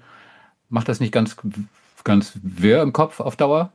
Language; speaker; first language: German; native; German